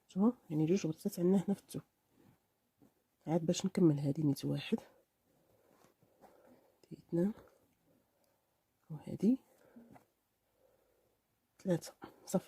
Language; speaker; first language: Arabic; native; Arabic